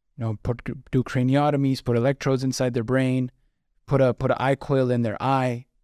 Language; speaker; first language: English; non-native, local second language; Urdu